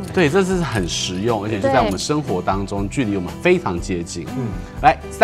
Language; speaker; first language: Chinese; native; Chinese